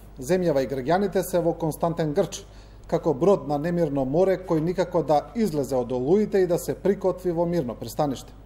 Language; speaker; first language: Macedonian; native; Macedonian